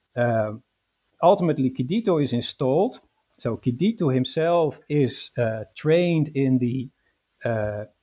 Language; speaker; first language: English; non-native, fluent; Dutch